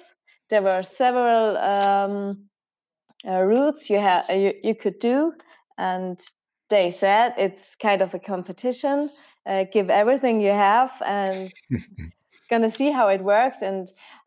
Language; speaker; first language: English; non-native, fluent; German